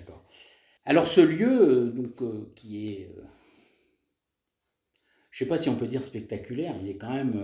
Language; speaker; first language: French; native; French